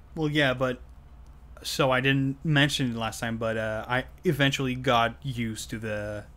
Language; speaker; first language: English; non-native, fluent; French